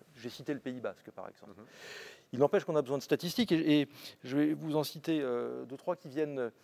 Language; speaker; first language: French; native; French